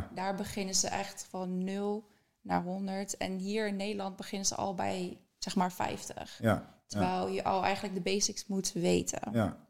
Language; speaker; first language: Dutch; early bilingual, other home language; Afrikaans